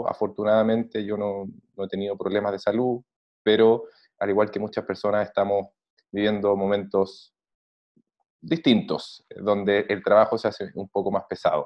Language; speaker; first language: Spanish; native; Spanish